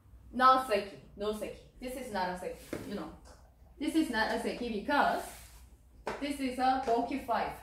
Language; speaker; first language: English; non-native, fluent; Korean